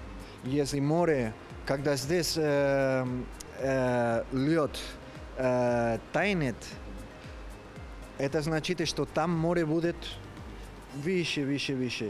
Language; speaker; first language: Russian; non-native, learner; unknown